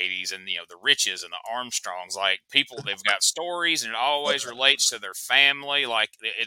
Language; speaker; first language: English; native; English